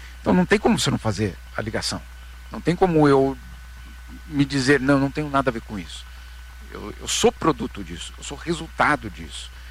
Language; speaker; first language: Portuguese; native; Portuguese